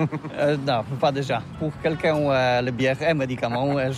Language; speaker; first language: French; non-native, learner; Polish